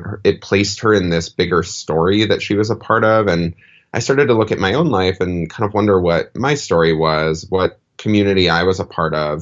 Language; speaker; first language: English; native; English